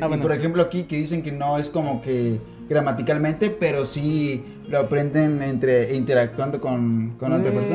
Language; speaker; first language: Spanish; native; Spanish